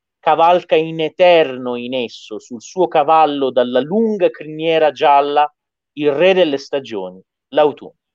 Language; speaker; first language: Italian; non-native, fluent; Persian